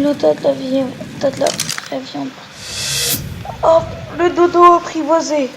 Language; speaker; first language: French; native; French